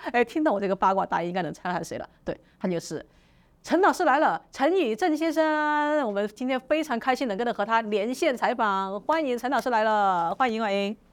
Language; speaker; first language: Chinese; native; Chinese